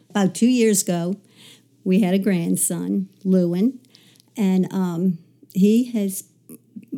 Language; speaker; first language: English; native; English